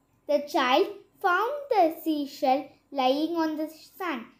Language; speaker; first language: English; non-native, local second language; Tamil